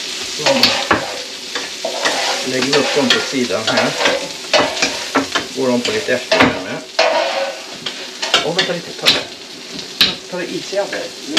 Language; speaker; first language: Swedish; native; Swedish